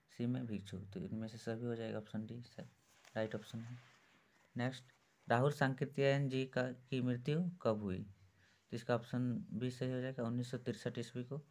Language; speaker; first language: Hindi; native; Hindi